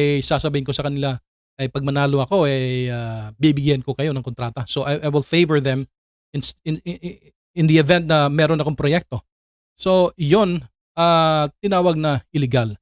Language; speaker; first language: Filipino; non-native, local second language; Cebuano